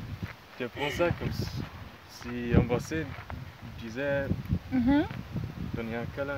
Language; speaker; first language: French; non-native, fluent; German